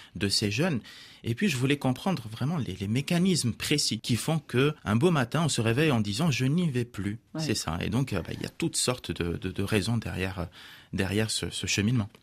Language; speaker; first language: French; non-native, local second language; Arabic